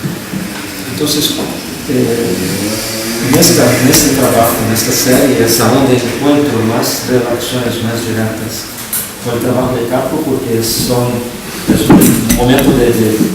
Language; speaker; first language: Spanish; non-native, fluent; Portuguese